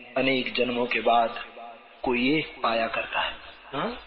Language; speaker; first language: Hindi; non-native, local second language; Gujarati